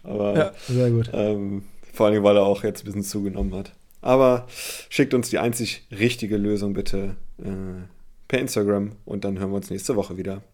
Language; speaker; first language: German; native; German